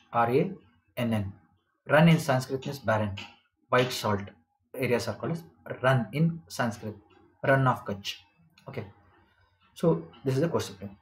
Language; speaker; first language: English; non-native, local second language; Kannada